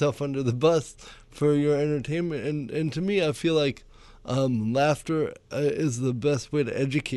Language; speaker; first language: English; native; English